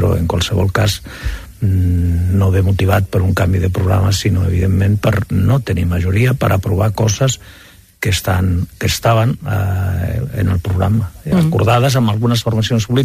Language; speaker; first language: Catalan; non-native, local second language; Spanish